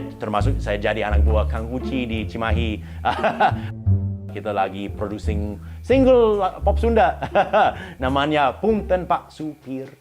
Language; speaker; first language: Indonesian; non-native, fluent; English